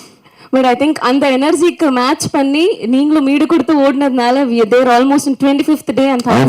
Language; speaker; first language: Tamil; native; Tamil